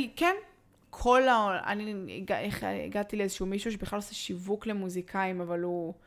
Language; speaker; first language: Hebrew; native; Hebrew